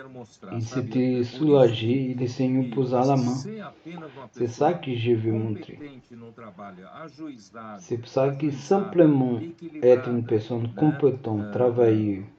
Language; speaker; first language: French; non-native, learner; Portuguese